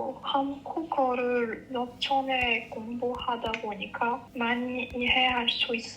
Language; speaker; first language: Korean; non-native, learner; English